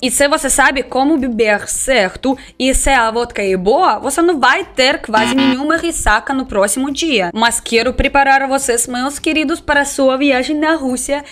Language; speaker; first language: Portuguese; non-native, fluent; Russian